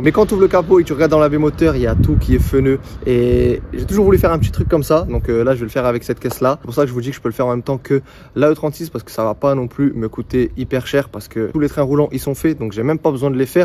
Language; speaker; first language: French; native; French